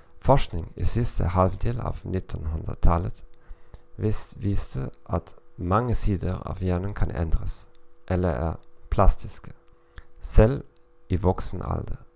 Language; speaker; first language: Norwegian; non-native, learner; German